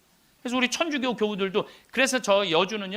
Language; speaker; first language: Korean; native; Korean